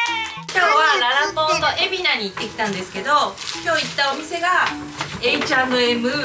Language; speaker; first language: Japanese; native; Japanese